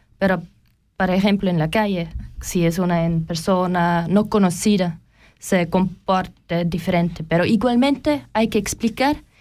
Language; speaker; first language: Spanish; non-native, learner; German